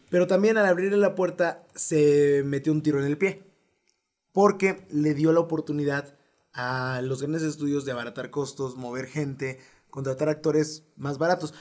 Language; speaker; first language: Spanish; native; Spanish